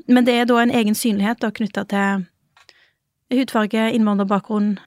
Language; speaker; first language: Norwegian; early bilingual, other home language; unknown